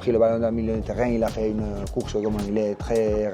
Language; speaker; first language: French; non-native, learner; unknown